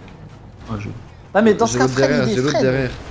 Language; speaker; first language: French; native; French